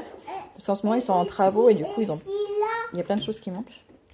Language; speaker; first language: French; native; French